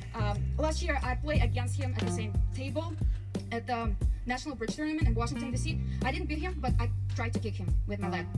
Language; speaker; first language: English; non-native, learner; Russian